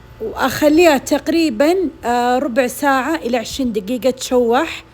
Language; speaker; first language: Arabic; native; Arabic